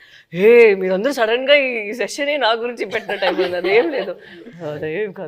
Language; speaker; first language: Telugu; non-native, local second language; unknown